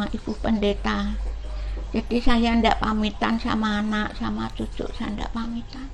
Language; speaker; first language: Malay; non-native, local second language; Javanese